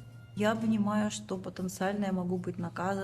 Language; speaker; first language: Russian; native; Russian